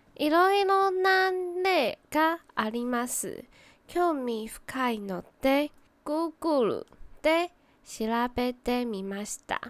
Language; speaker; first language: Japanese; non-native, learner; Chinese